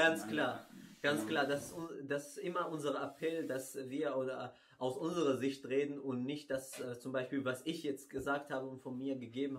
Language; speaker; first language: German; non-native, fluent; Arabic